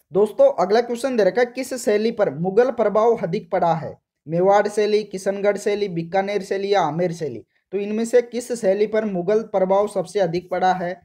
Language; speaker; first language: Hindi; native; Hindi